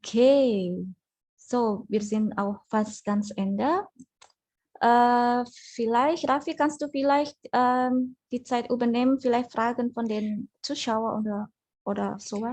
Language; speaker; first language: German; non-native, fluent; Indonesian